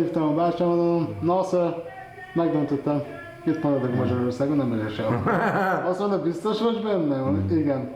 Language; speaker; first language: Hungarian; non-native, fluent; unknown